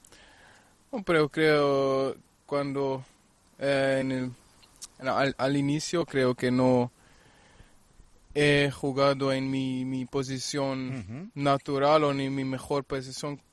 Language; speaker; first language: Spanish; non-native, fluent; German